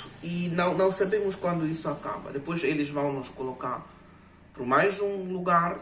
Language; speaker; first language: Portuguese; non-native, fluent; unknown